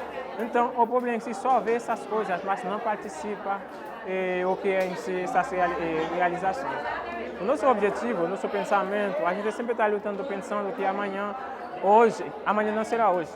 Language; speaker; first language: Portuguese; non-native, fluent; Haitian Creole